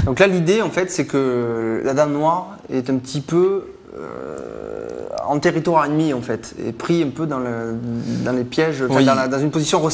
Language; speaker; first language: French; native; French